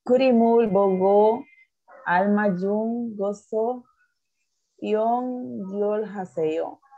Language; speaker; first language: Korean; non-native, learner; Spanish